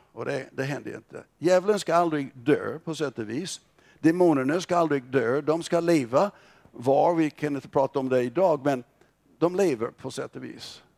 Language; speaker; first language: Swedish; non-native, fluent; English